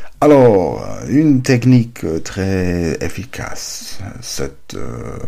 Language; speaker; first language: French; non-native, learner; German